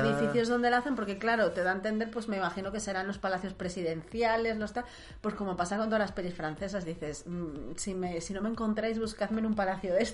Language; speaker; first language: Spanish; native; Spanish